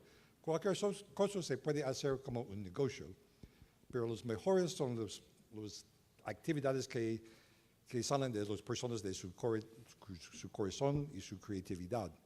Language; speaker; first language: Spanish; non-native, learner; English